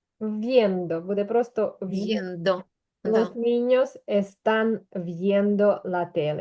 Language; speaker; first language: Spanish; non-native, fluent; Ukrainian